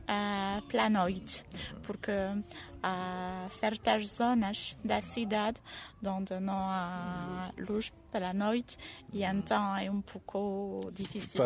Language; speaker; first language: Portuguese; non-native, fluent; French